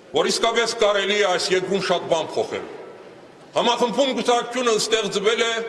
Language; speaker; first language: Armenian; early bilingual, heritage; Armenian